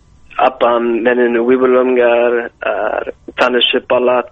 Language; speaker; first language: Kyrgyz; non-native, learner; English